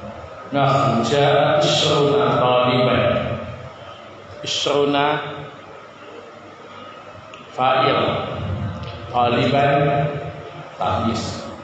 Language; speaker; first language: Arabic; non-native, fluent; Indonesian